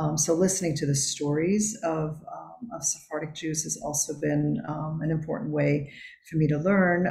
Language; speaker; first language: English; early bilingual, other home language; Spanish